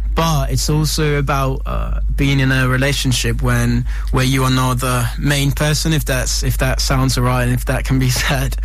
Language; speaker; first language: English; non-native, fluent; Italian